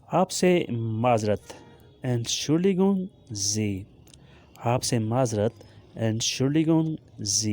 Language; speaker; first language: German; non-native, learner; Urdu